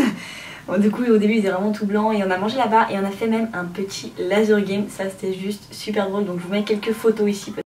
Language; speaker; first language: French; native; French